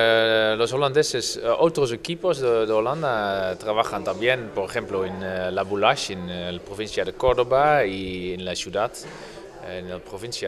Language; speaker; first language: Spanish; non-native, fluent; Dutch